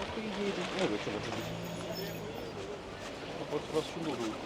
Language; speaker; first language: Russian; native; Russian